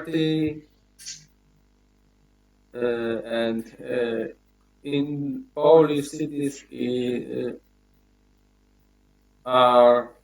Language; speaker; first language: English; non-native, learner; Polish